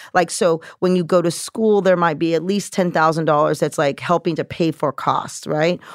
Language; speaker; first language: English; native; English